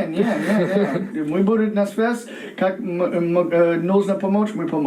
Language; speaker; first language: Russian; non-native, learner; English